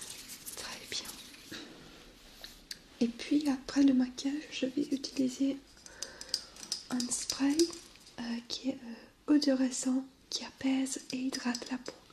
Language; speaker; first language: French; non-native, fluent; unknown